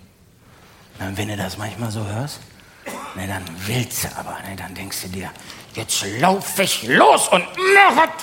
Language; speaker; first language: German; native; German